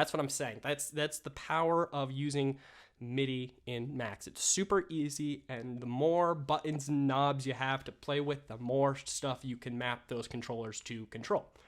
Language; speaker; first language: English; native; English